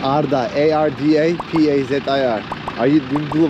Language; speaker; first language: English; non-native, learner; Turkish